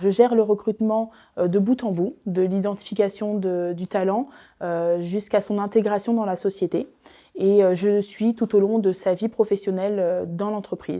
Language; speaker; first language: French; native; French